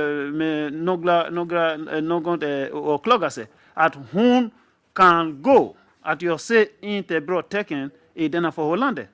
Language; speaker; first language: Swedish; non-native, fluent; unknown